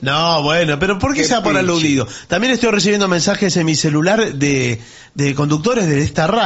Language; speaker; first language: Spanish; native; Spanish